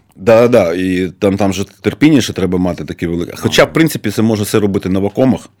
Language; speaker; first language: Ukrainian; native; Ukrainian